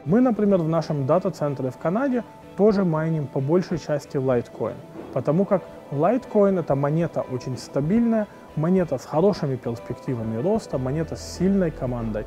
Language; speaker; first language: Russian; native; Russian